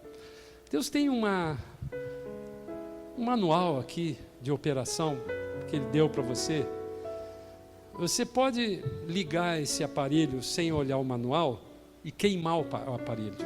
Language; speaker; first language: Portuguese; native; Portuguese